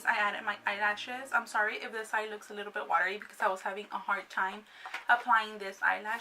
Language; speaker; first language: English; native; English